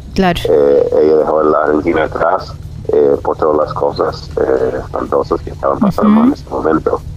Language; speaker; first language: Spanish; non-native, fluent; English